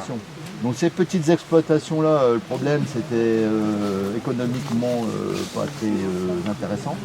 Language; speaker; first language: French; native; French